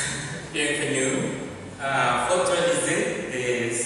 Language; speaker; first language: French; non-native, learner; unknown